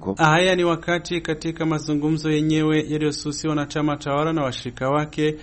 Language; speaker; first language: Swahili; non-native, local second language; Rundi